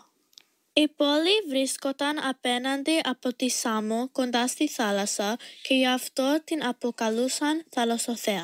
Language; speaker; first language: Greek; early bilingual, heritage; Greek